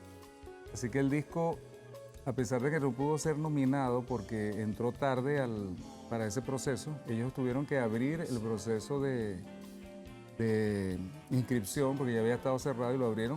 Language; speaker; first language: Spanish; native; Spanish